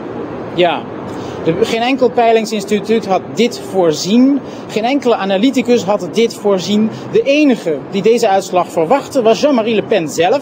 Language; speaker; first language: Dutch; native; Dutch